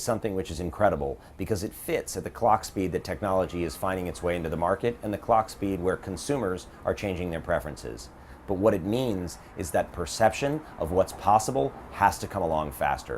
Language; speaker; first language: English; native; English